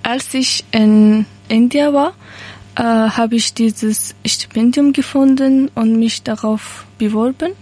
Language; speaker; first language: German; non-native, learner; Persian